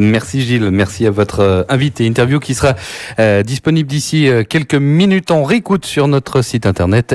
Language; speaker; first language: French; native; French